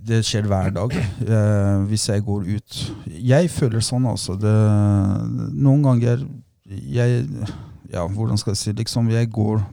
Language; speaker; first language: Norwegian; non-native, fluent; Persian